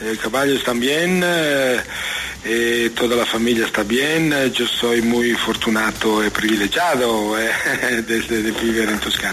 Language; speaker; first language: Spanish; non-native, learner; Italian